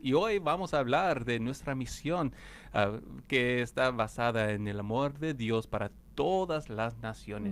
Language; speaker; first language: Spanish; non-native, fluent; English